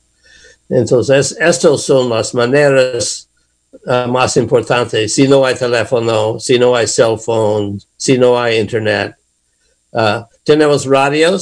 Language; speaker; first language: Spanish; non-native, learner; English